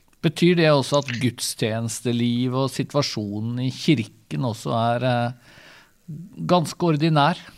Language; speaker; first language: Norwegian; native; Norwegian